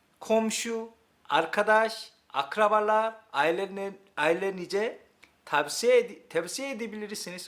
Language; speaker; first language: Turkish; non-native, learner; Korean